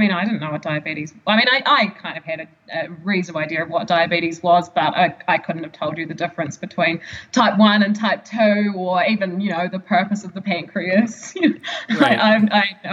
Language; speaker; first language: English; native; English